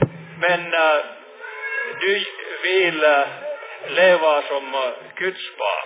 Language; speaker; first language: Swedish; non-native, fluent; Finnish